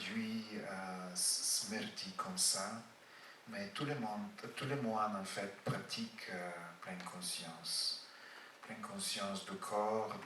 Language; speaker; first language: French; non-native, fluent; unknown